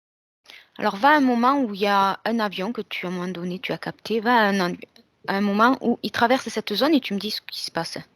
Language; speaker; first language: French; native; French